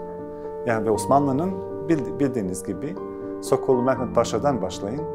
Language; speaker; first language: Turkish; non-native, fluent; Bosnian